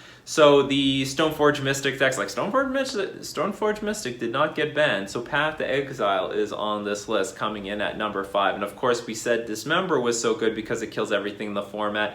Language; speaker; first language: English; native; English